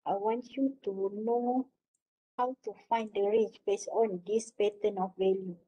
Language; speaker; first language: English; non-native, local second language; Malay